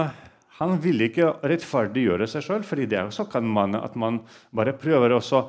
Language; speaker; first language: Norwegian; non-native, fluent; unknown